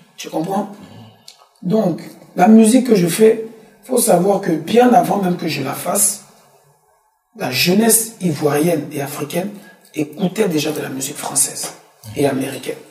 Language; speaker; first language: French; early bilingual, other home language; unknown